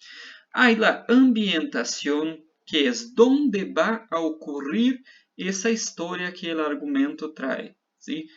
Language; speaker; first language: Spanish; non-native, fluent; Portuguese